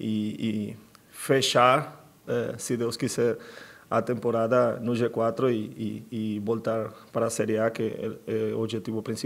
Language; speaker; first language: Portuguese; non-native, fluent; Spanish